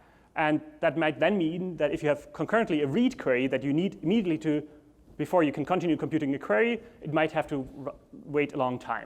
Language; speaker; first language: English; non-native, fluent; German